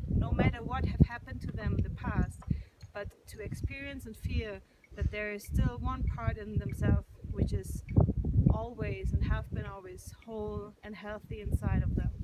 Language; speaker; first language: English; non-native, fluent; German